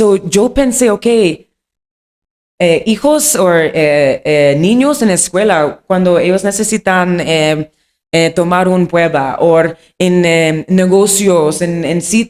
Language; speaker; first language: Spanish; non-native, learner; English